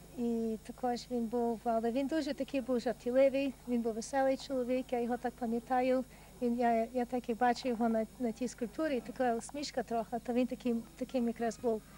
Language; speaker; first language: Ukrainian; early bilingual, heritage; Ukrainian